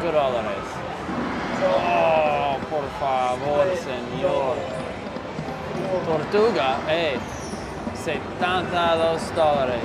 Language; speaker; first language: Spanish; non-native, learner; English